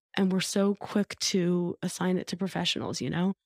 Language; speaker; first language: English; native; English